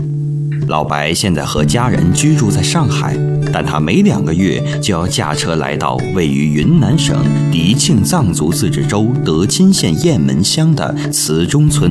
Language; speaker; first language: Chinese; native; Chinese